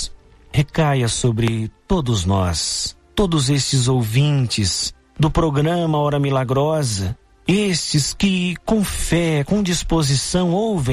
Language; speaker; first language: Portuguese; native; Portuguese